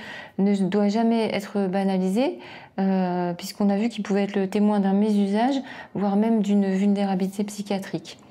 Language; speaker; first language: French; native; French